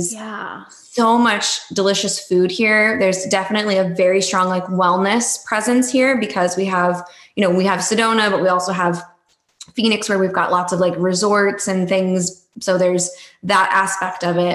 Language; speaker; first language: English; native; English